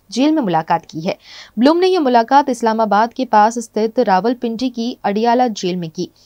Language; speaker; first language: Hindi; native; Hindi